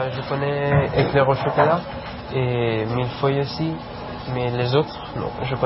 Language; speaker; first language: French; non-native, learner; Persian